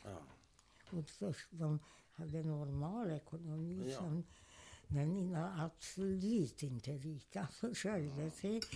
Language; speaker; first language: Swedish; non-native, fluent; Hungarian